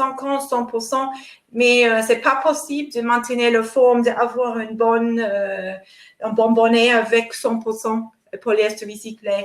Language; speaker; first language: French; non-native, fluent; English